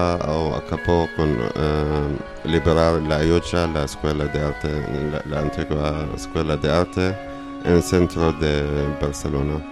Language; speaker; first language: Spanish; non-native, learner; Arabic